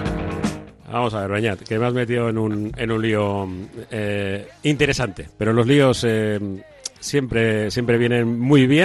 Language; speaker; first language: Spanish; native; Spanish